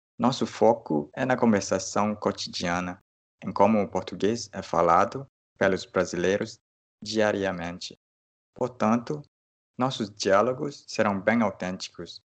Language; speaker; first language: Portuguese; non-native, fluent; Malay